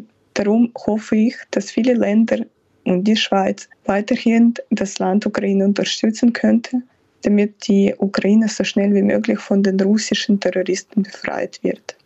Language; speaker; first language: German; non-native, fluent; Ukrainian